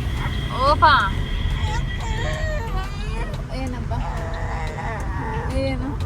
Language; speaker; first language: Kannada; native; Kannada